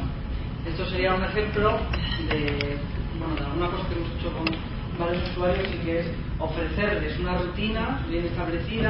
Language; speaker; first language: Spanish; native; Spanish